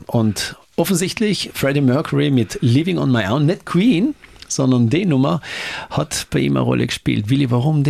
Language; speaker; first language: German; native; German